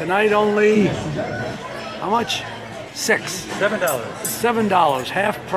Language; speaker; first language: English; native; English